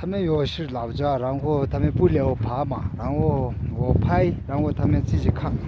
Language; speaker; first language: Chinese; non-native, local second language; Tibetan